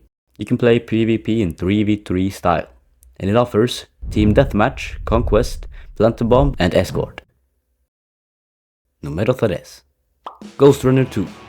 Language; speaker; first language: English; non-native, fluent; Norwegian